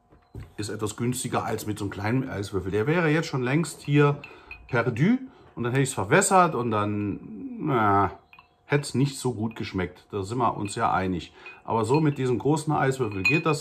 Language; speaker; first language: German; native; German